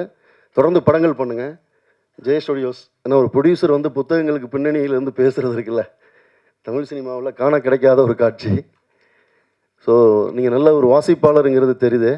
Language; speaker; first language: Tamil; native; Tamil